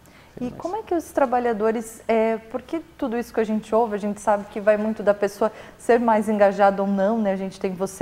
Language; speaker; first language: Portuguese; native; Portuguese